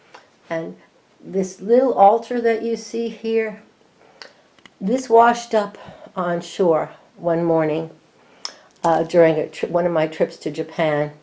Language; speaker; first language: English; native; English